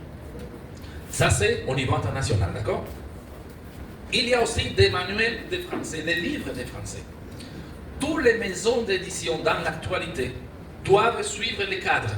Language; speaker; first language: French; non-native, fluent; Spanish